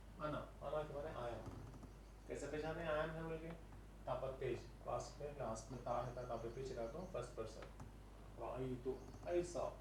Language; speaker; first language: Urdu; native; Urdu